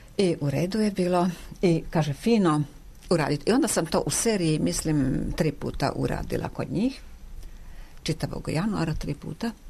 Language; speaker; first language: Serbian; non-native, local second language; Hungarian